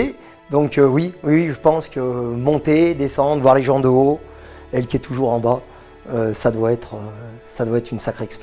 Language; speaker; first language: French; native; French